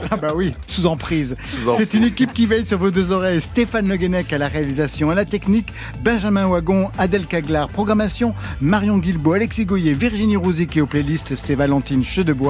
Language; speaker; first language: French; native; French